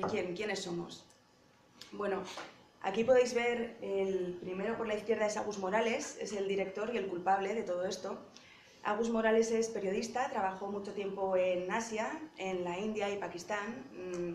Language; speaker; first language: Spanish; native; Spanish